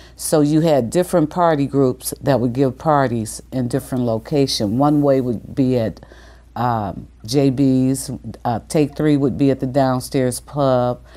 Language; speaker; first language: English; native; English